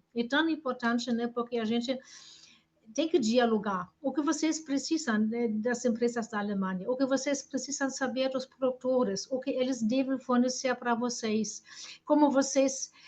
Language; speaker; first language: Portuguese; non-native, fluent; German